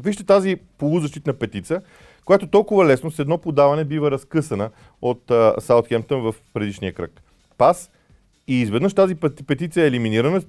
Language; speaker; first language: Bulgarian; native; Bulgarian